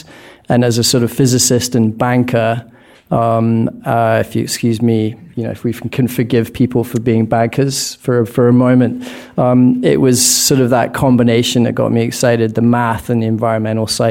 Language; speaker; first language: English; native; English